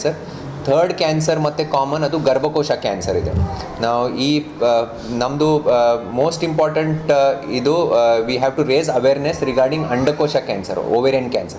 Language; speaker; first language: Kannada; non-native, learner; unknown